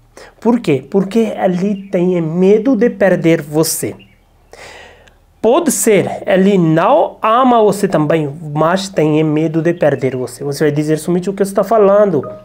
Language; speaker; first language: Portuguese; non-native, learner; Hindi